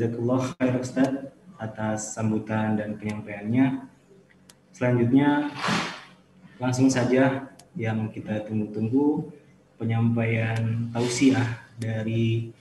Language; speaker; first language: Indonesian; native; Indonesian